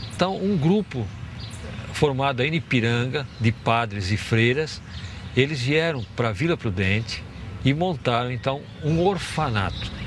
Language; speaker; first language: Portuguese; native; Portuguese